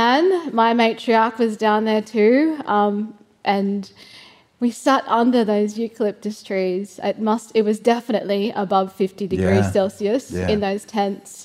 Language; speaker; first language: English; native; English